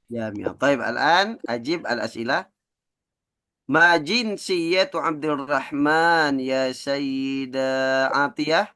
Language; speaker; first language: Arabic; non-native, fluent; Indonesian